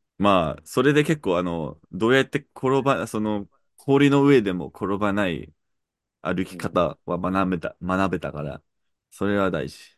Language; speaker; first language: Japanese; non-native, fluent; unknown